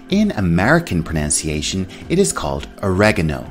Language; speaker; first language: English; native; English